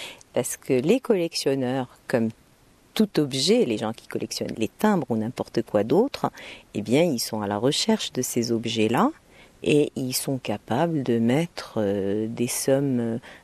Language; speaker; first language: French; non-native, local second language; Arabic